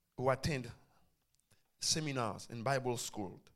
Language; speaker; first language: English; non-native, fluent; Haitian Creole